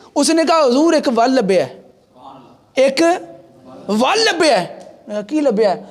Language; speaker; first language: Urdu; non-native, local second language; Punjabi